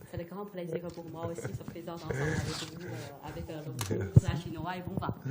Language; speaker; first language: French; non-native, learner; Chinese